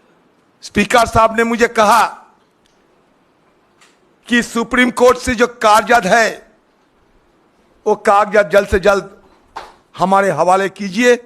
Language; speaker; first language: Hindi; non-native, local second language; Bangla